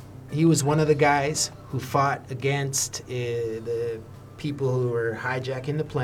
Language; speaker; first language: English; native; English